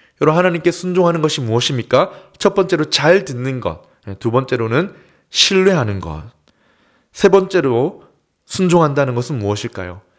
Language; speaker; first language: Korean; native; Korean